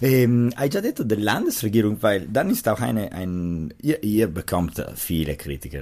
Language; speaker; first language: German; non-native, local second language; Italian